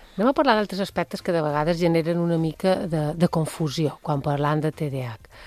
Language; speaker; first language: Catalan; native; Catalan